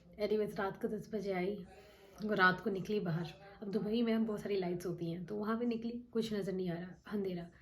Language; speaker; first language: Urdu; native; Urdu